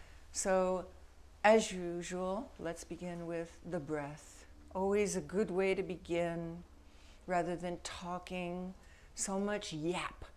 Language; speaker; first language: English; native; English